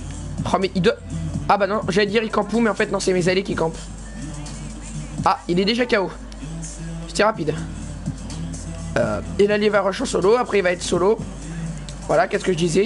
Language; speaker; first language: French; native; French